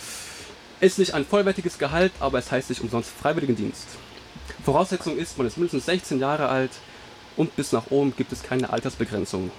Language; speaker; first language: German; native; German